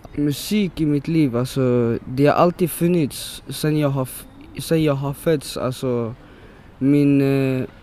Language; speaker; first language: Swedish; early bilingual, other home language; English